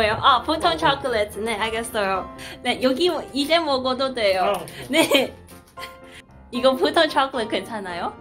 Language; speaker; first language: Korean; non-native, learner; Cantonese